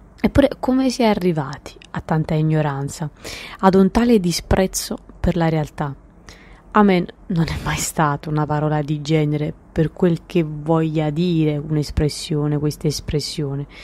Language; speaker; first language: Italian; native; Italian